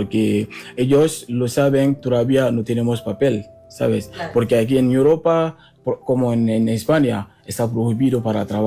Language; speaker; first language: Spanish; non-native, learner; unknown